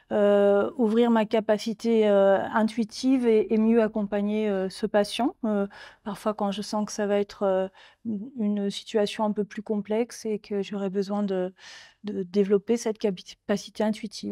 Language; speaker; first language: French; native; French